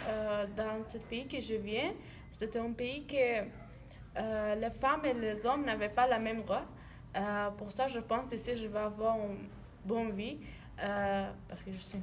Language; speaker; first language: French; non-native, learner; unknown